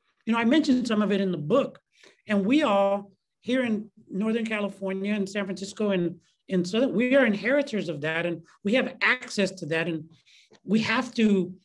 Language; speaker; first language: English; early bilingual, other home language; Spanish